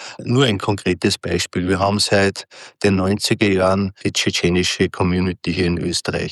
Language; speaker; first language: German; native; German